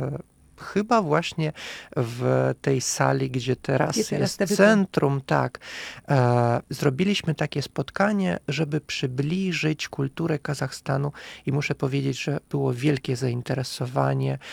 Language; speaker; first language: Polish; non-native, fluent; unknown